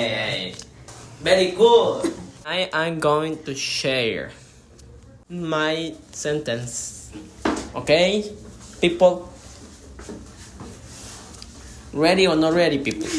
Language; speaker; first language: English; non-native, learner; Spanish